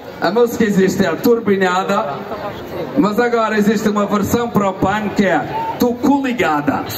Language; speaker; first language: Portuguese; early bilingual, heritage; Portuguese